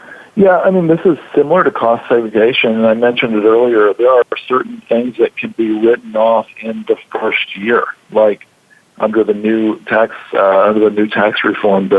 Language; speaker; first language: English; native; English